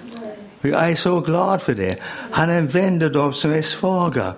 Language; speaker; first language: Swedish; non-native, fluent; English